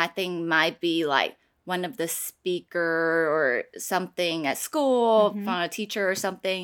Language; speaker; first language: English; non-native, fluent; Chinese